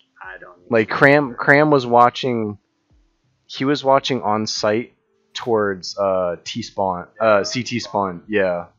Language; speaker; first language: English; native; English